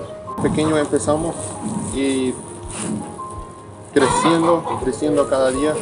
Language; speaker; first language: Spanish; non-native, local second language; Plautdietsch